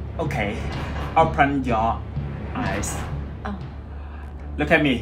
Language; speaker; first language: English; non-native, learner; Vietnamese